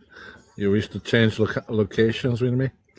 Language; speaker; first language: English; non-native, fluent; Slovenian